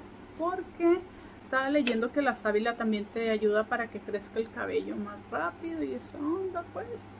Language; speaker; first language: Spanish; native; Spanish